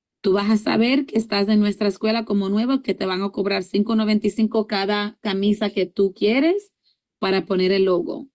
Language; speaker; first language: Spanish; early bilingual, heritage; English